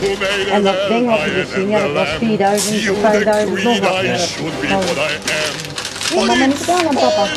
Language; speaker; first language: Dutch; native; Dutch